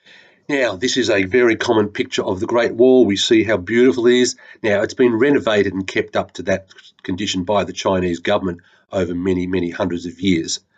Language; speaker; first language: English; native; English